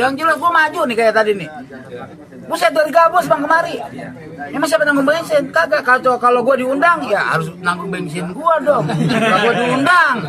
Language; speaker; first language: Indonesian; native; Indonesian